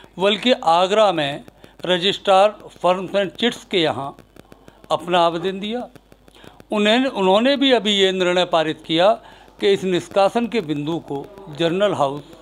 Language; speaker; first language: Hindi; native; Hindi